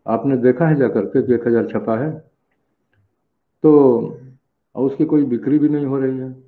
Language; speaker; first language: Hindi; native; Hindi